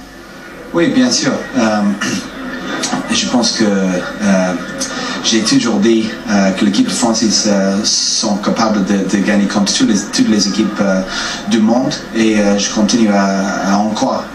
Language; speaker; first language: French; non-native, fluent; English